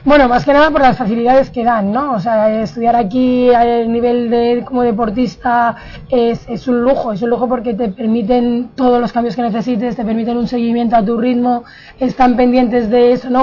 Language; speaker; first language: Spanish; native; Spanish